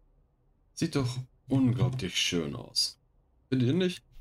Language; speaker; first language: German; native; German